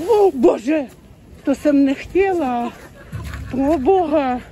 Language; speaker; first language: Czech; non-native, fluent; Ukrainian